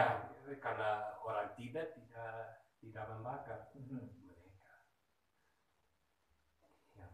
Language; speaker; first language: Indonesian; early bilingual, heritage; Dutch